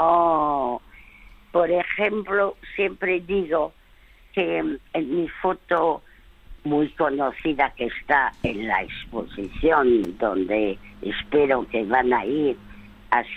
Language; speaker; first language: Spanish; early bilingual, other home language; French